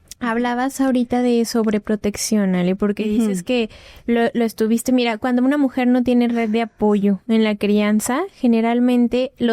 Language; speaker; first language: Spanish; native; Spanish